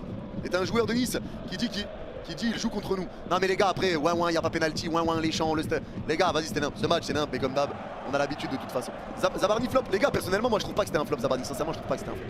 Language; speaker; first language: French; native; French